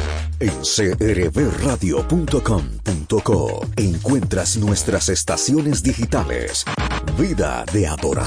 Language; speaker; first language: Spanish; native; Spanish